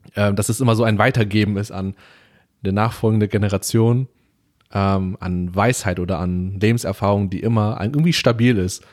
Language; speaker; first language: German; early bilingual, other home language; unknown